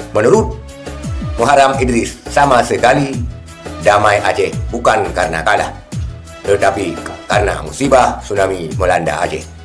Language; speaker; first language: Malay; non-native, local second language; Achinese